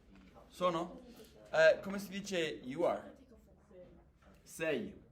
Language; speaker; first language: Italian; non-native, fluent; English